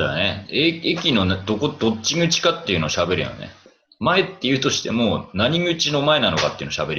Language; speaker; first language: Japanese; native; Japanese